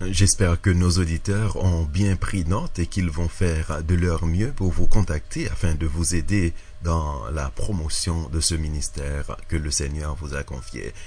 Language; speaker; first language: French; native; French